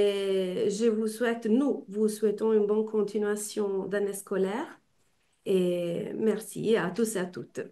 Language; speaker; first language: French; non-native, fluent; Italian